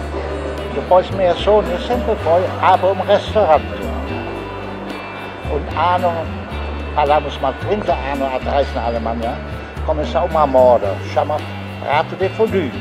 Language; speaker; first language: Portuguese; non-native, learner; German